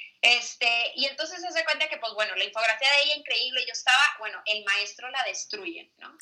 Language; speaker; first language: Spanish; native; Spanish